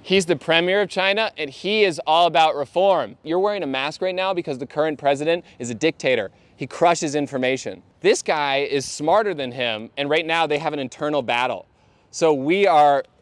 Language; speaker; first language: English; native; English